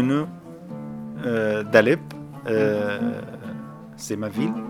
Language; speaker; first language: French; non-native, learner; Arabic